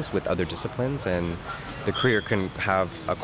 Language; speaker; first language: English; native; English